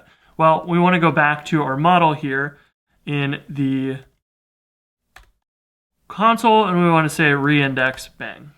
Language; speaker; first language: English; native; English